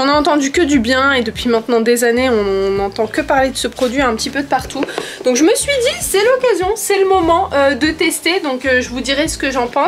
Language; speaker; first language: French; native; French